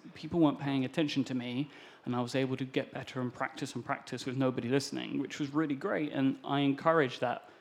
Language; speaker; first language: English; native; English